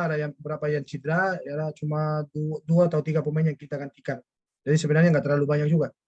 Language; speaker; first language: Indonesian; non-native, fluent; Spanish